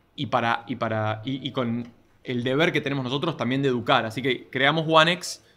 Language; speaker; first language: Spanish; native; Spanish